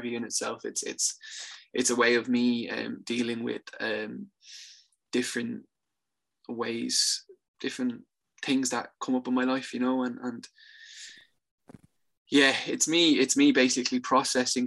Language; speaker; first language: English; native; English